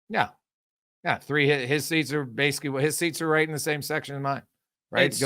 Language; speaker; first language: English; native; English